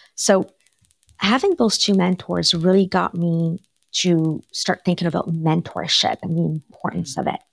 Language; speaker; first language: English; non-native, fluent; French